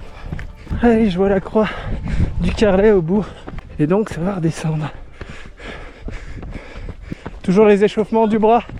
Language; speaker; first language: French; native; French